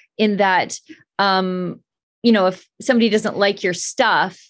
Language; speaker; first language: English; native; English